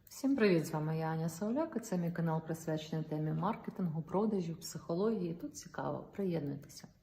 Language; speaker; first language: Ukrainian; non-native, local second language; Russian